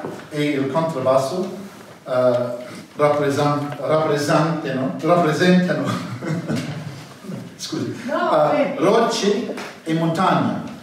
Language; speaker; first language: Italian; non-native, learner; English